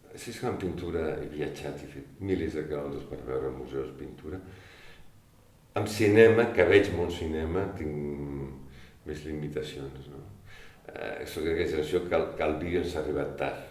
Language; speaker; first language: Catalan; native; Catalan